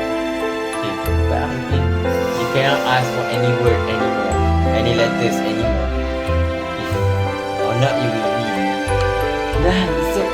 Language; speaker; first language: English; non-native, local second language; Malay